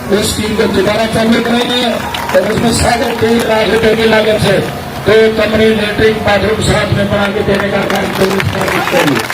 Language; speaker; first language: Hindi; native; Hindi